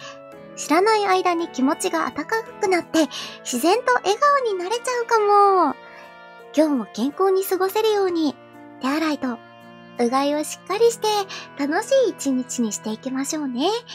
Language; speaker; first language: Japanese; native; Japanese